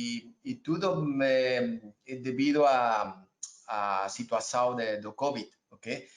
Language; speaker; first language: Portuguese; non-native, learner; Spanish